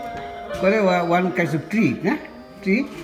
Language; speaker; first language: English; non-native, learner; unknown